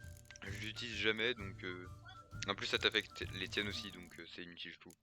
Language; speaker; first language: French; native; French